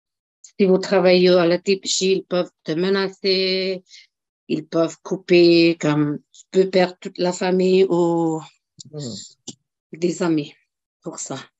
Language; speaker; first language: French; non-native, local second language; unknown